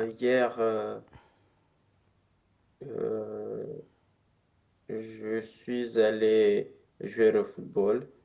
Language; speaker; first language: French; non-native, learner; Romanian